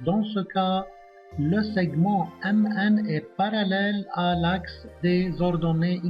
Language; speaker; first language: French; non-native, local second language; Arabic